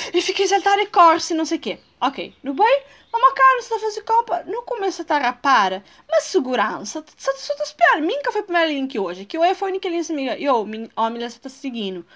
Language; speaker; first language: Portuguese; non-native, local second language; Kabuverdianu